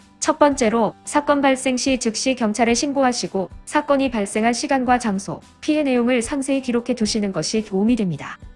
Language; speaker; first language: Korean; native; Korean